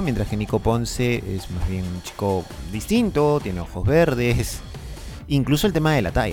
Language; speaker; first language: Spanish; native; Spanish